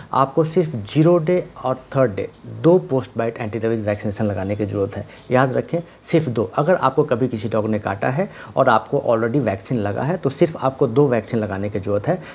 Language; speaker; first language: Hindi; native; Hindi